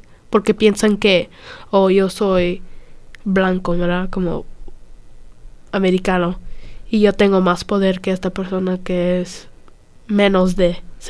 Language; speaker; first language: Spanish; early bilingual, other home language; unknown